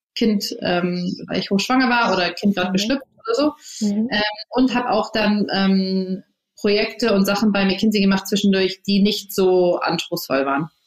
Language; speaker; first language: German; early bilingual, other home language; English